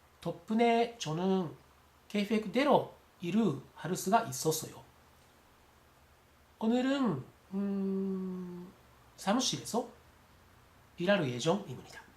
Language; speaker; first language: Korean; non-native, learner; Japanese